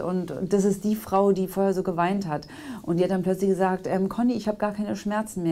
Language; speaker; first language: German; native; German